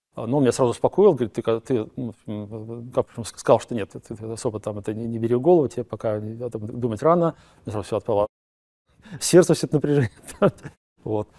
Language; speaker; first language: Russian; native; Russian